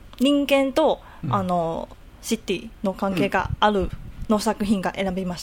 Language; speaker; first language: Japanese; non-native, learner; Cantonese